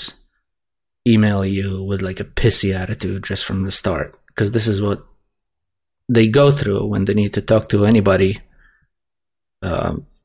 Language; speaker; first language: English; non-native, fluent; Russian